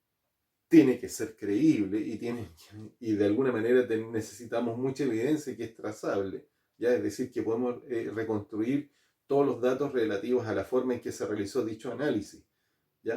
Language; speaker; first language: Spanish; native; Spanish